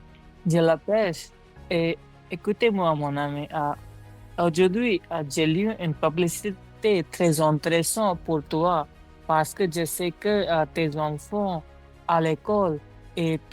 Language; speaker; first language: French; non-native, learner; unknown